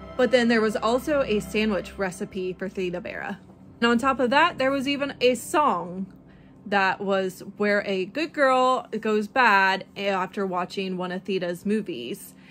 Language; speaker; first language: English; native; English